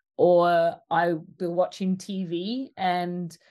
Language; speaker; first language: English; native; English